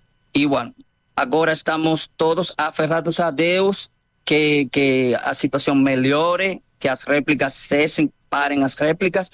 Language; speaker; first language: Portuguese; non-native, fluent; Spanish